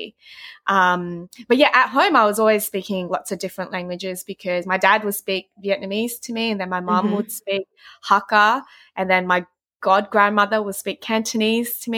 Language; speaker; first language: English; non-native, local second language; Vietnamese